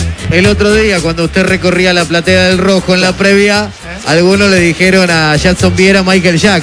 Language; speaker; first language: Spanish; native; Spanish